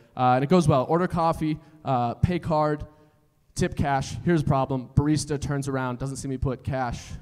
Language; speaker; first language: English; native; English